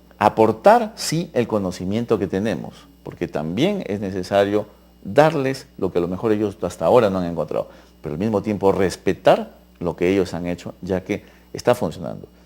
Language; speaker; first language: Spanish; native; Spanish